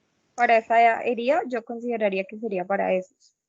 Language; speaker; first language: Spanish; native; Spanish